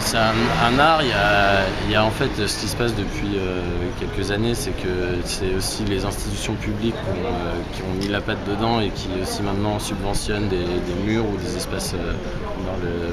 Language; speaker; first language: French; native; French